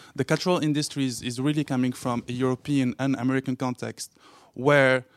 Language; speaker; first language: English; non-native, fluent; Arabic